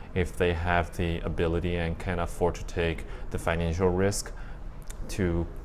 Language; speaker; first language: English; early bilingual, other home language; Chinese